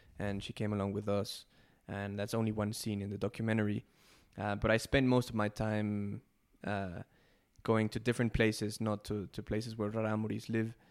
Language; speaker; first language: English; non-native, fluent; Spanish